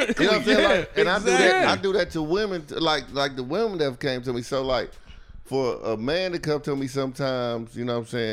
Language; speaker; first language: English; native; English